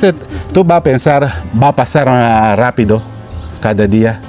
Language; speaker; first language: Spanish; non-native, learner; Filipino